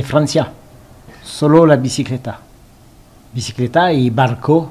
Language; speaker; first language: Spanish; non-native, learner; French